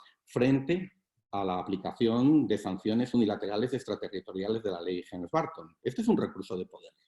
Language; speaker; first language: Spanish; native; Spanish